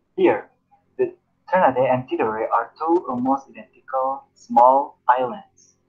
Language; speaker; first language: English; non-native, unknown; Indonesian